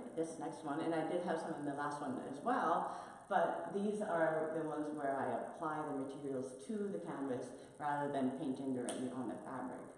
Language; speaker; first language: English; non-native, fluent; Spanish